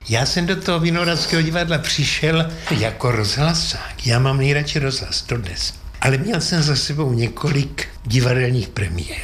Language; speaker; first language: Czech; native; Czech